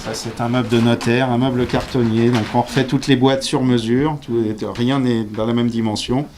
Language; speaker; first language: French; native; French